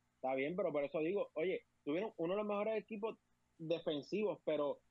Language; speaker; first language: Spanish; native; Spanish